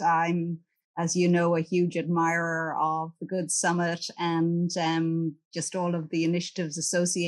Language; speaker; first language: English; native; English